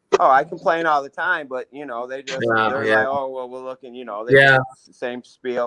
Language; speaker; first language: English; native; English